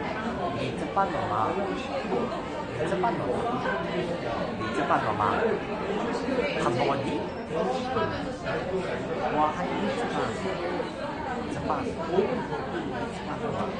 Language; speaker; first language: Chinese; non-native, learner; Korean